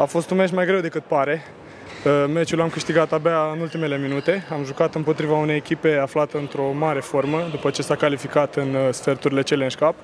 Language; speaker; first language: Romanian; native; Romanian